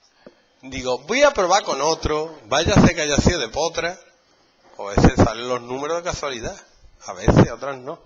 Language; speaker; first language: Spanish; native; Spanish